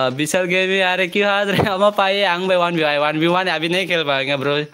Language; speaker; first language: Hindi; non-native, local second language; Kok Borok